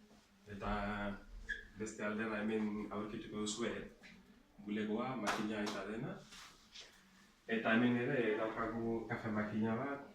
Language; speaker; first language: Basque; non-native, learner; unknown